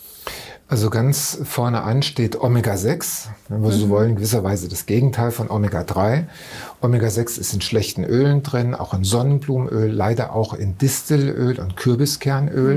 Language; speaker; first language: German; native; German